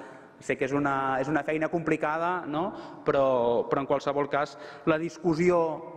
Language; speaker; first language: Catalan; native; Catalan